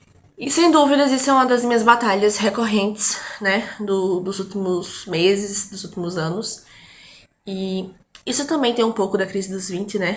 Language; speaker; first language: Portuguese; native; Portuguese